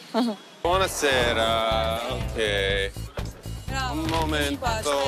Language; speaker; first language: Italian; non-native, learner; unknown